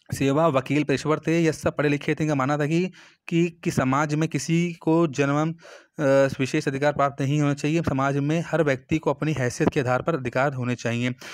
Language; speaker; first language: Hindi; native; Hindi